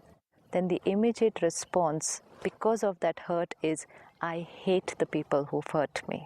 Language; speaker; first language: English; non-native, local second language; Hindi